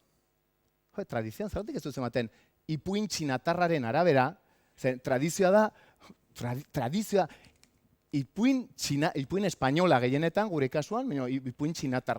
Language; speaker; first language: Basque; native; Basque